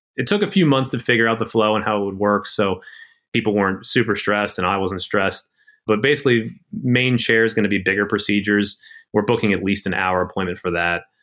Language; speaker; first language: English; native; English